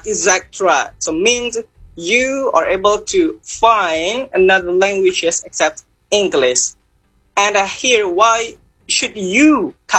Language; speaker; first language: English; non-native, fluent; Indonesian